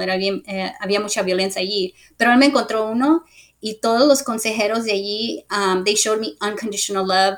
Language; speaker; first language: Spanish; early bilingual, heritage; Spanish